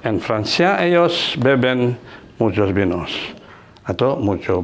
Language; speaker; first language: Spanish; non-native, fluent; Indonesian